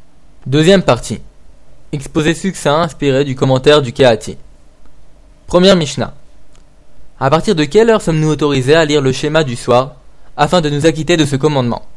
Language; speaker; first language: French; native; French